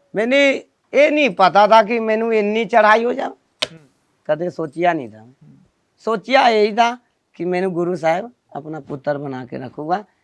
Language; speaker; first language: Punjabi; non-native, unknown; Nepali